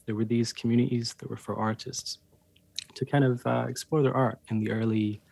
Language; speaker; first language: English; native; English